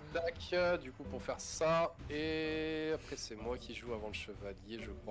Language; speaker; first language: French; native; French